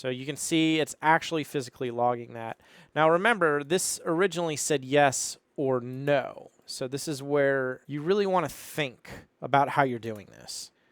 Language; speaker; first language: English; native; English